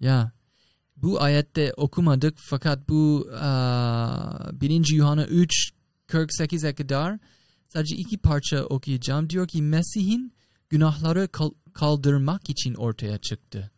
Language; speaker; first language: Turkish; non-native, fluent; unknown